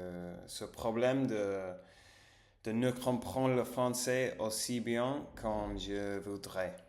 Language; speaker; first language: French; non-native, learner; English